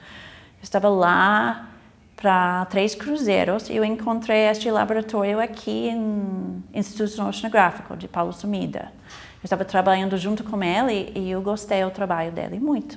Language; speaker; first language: Portuguese; non-native, fluent; English